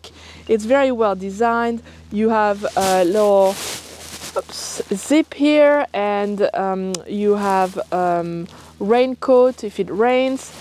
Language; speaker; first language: English; non-native, fluent; French